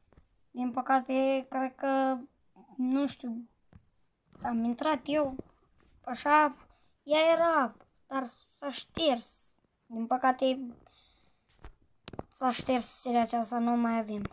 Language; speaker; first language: Romanian; native; Romanian